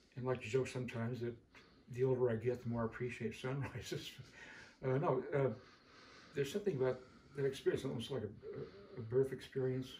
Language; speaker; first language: English; native; English